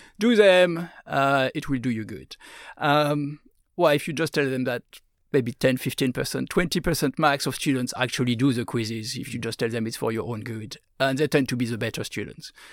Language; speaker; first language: English; non-native, fluent; French